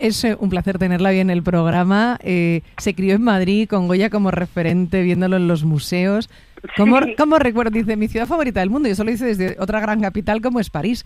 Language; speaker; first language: Spanish; native; Spanish